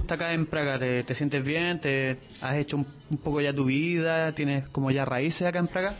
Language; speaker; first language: Spanish; native; Spanish